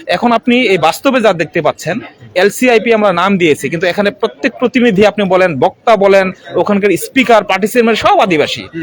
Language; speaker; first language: Bangla; non-native, local second language; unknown